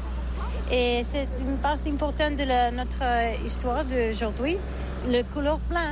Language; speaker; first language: French; non-native, learner; Catalan